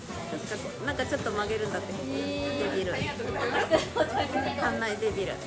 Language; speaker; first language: Japanese; native; Japanese